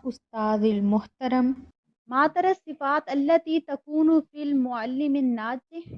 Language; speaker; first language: Arabic; non-native, fluent; Urdu